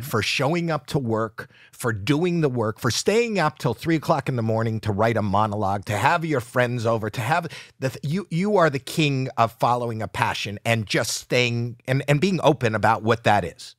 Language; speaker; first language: English; native; English